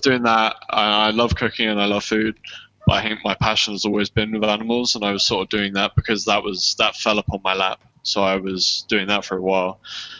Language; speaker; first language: English; native; English